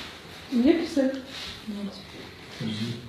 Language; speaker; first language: Russian; native; Russian